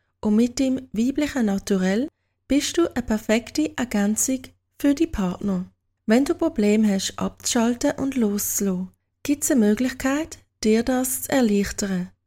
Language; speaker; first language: German; native; German